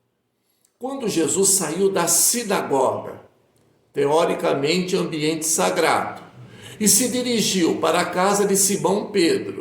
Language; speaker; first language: Portuguese; native; Portuguese